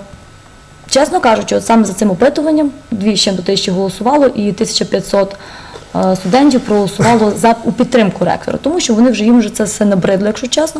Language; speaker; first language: Ukrainian; native; Ukrainian